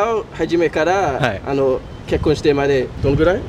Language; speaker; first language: Japanese; non-native, learner; English